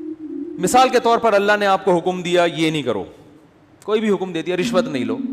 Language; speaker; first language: Urdu; native; Urdu